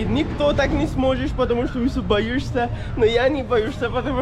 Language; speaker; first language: Russian; non-native, learner; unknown